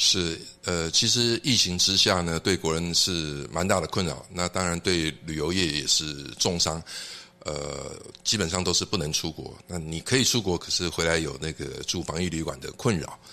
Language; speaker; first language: Chinese; native; Chinese